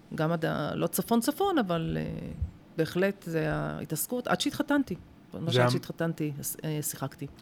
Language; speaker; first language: Hebrew; native; Hebrew